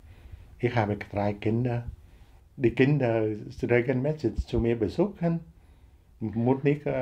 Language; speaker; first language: German; non-native, learner; Vietnamese